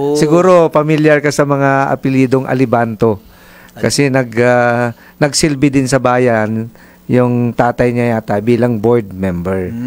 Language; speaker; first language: Filipino; native; Filipino